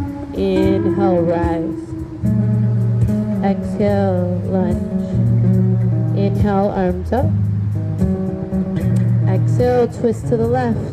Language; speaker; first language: English; native; English